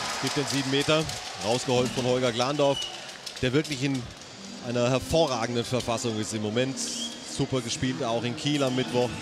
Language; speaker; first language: German; native; German